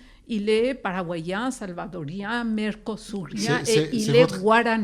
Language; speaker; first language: French; non-native, fluent; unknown